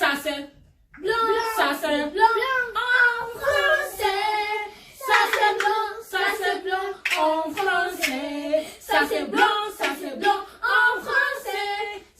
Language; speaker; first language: French; non-native, learner; Igbo